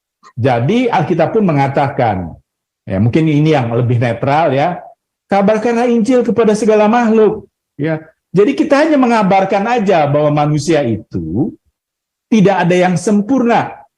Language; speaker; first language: Indonesian; native; Indonesian